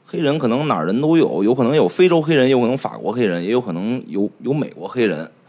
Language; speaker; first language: Chinese; native; Chinese